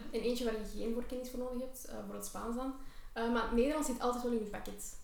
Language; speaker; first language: Dutch; early bilingual, other home language; Albanian